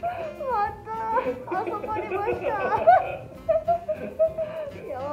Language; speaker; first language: Japanese; non-native, learner; Cantonese